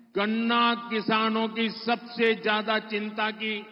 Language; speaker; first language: Hindi; non-native, local second language; Gujarati